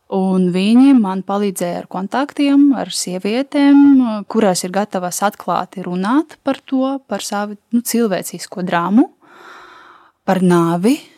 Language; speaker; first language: Latvian; non-native, local second language; Russian